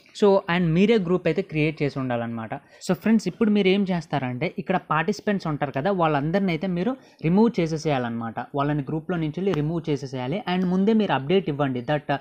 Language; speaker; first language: Telugu; native; Telugu